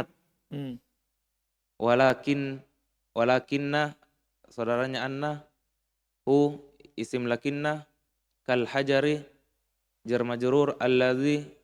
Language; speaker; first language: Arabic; non-native, learner; Indonesian